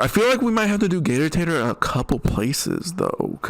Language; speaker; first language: English; native; English